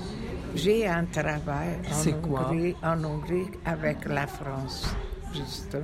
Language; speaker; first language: French; non-native, fluent; Hungarian